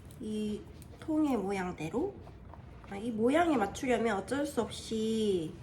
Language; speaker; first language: Korean; native; Korean